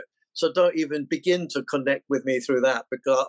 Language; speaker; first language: English; native; English